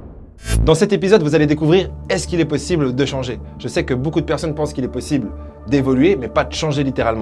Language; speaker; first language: French; native; French